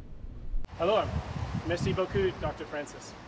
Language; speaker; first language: French; non-native, fluent; English